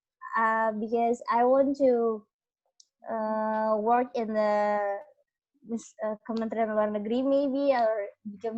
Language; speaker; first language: English; non-native, learner; Indonesian